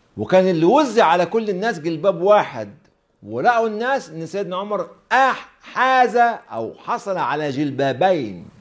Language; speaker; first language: Arabic; native; Arabic